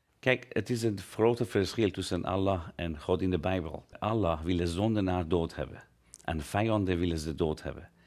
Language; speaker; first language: Dutch; non-native, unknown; Persian